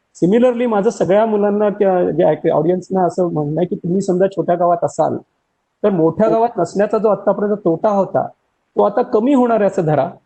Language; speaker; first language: Marathi; native; Marathi